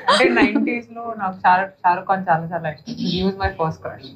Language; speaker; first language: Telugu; non-native, fluent; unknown